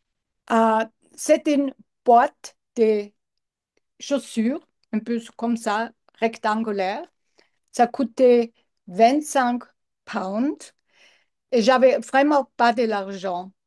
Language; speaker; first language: French; non-native, learner; English